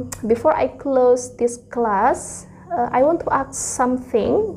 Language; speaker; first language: English; non-native, fluent; Indonesian